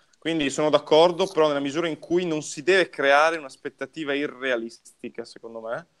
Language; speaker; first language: Italian; native; Italian